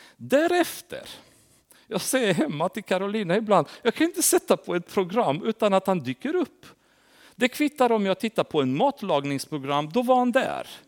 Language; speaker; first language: Swedish; non-native, fluent; Romanian